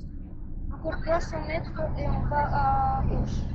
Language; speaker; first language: French; non-native, learner; Russian